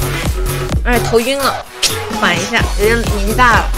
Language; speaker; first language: Chinese; native; Chinese